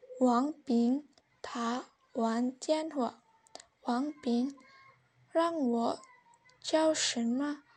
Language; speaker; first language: Chinese; non-native, learner; Indonesian